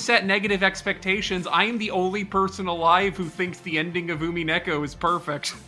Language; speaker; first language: English; native; English